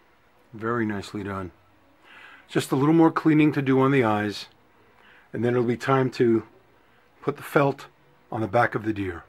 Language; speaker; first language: English; native; English